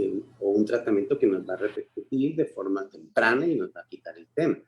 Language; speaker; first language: Spanish; native; Spanish